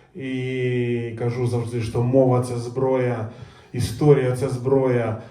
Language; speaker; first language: Ukrainian; native; Ukrainian